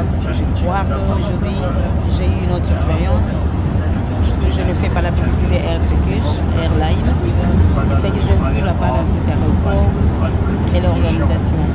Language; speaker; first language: French; non-native, local second language; Lingala